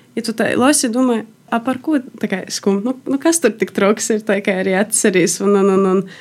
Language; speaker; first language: Latvian; native; Latvian